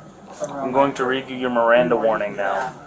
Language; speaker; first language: English; native; English